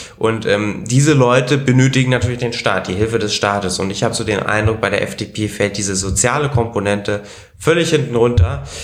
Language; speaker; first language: German; native; German